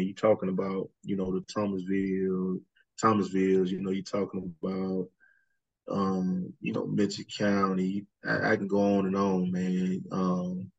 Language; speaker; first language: English; native; English